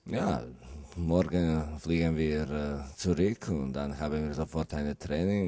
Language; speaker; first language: German; non-native, learner; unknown